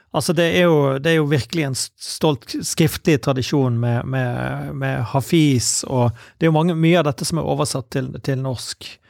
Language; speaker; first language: Norwegian; native; Norwegian